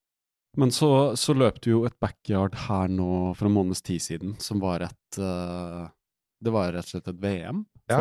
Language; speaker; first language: Norwegian; native; Norwegian